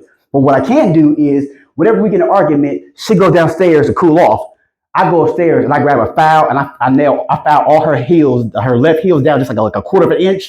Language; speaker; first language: English; native; English